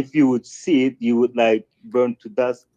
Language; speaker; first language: English; non-native, fluent; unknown